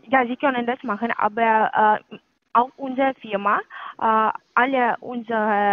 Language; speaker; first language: German; non-native, learner; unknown